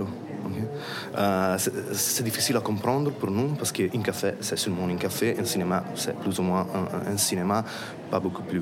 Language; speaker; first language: French; non-native, fluent; Italian